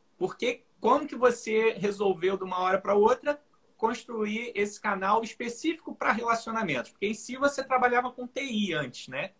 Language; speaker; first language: Portuguese; native; Portuguese